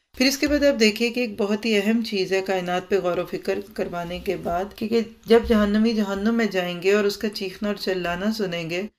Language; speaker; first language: Urdu; native; Urdu